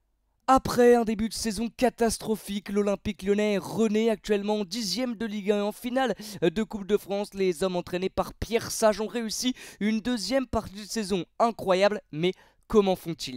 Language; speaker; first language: French; native; French